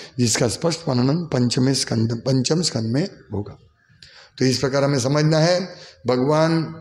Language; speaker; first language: Hindi; non-native, local second language; Gujarati